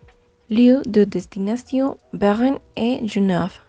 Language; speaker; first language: French; non-native, learner; Spanish